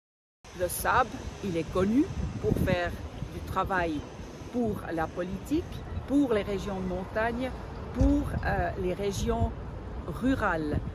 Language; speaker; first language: French; non-native, local second language; German